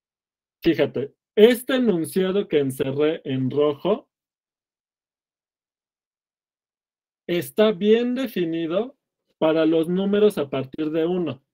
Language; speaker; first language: Spanish; native; Spanish